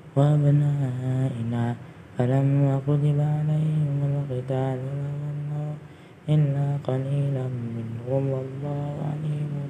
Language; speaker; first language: Arabic; non-native, learner; Indonesian